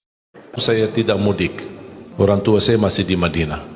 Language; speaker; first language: Indonesian; non-native, fluent; Arabic